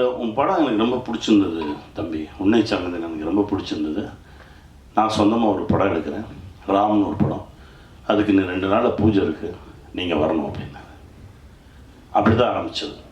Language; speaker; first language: Tamil; native; Tamil